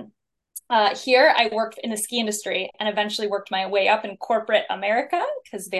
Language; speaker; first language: English; native; English